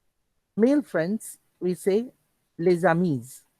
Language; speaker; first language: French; non-native, fluent; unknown